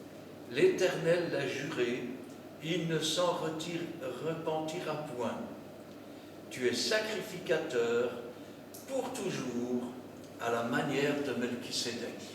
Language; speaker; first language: French; native; French